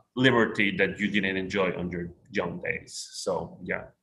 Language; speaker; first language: English; non-native, fluent; Spanish